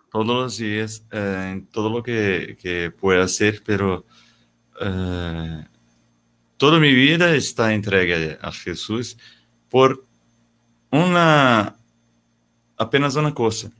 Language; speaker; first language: Spanish; non-native, learner; Portuguese